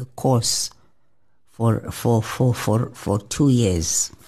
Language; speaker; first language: English; non-native, local second language; Xhosa